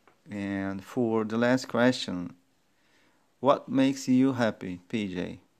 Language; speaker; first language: English; non-native, fluent; Portuguese